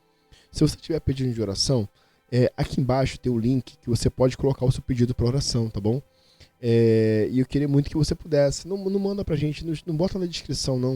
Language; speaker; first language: Portuguese; native; Portuguese